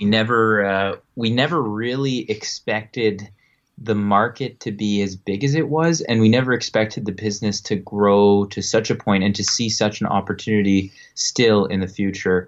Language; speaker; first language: English; native; English